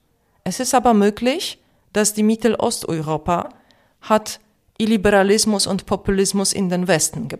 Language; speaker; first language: German; non-native, fluent; Polish